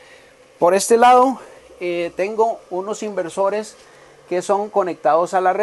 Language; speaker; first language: Spanish; native; Spanish